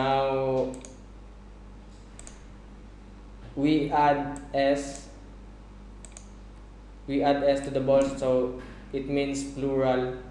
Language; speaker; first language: English; non-native, fluent; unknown